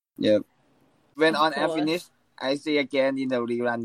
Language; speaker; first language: English; non-native, learner; Thai